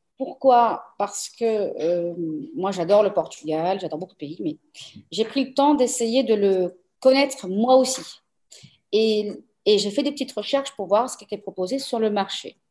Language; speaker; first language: French; early bilingual, other home language; Portuguese